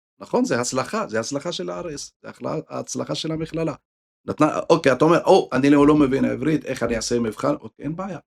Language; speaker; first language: Hebrew; non-native, local second language; Arabic